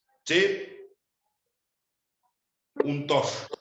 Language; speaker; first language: Spanish; native; Spanish